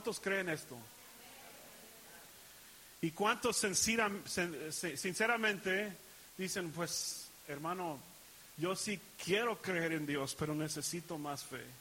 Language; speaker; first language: Spanish; early bilingual, heritage; Spanish